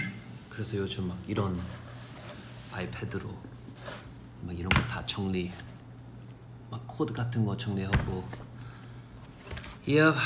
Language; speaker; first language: Korean; non-native, fluent; English